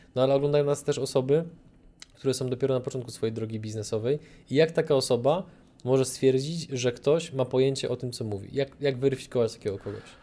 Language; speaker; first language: Polish; native; Polish